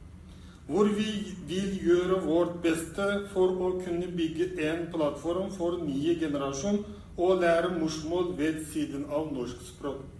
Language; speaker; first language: Norwegian; non-native, fluent; Uyghur